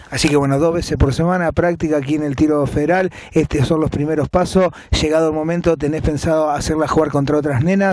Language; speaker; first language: Spanish; native; Spanish